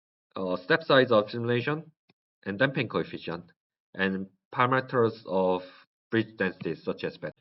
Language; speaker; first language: English; non-native, learner; Korean